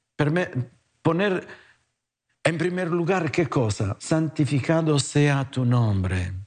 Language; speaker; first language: Spanish; non-native, fluent; Italian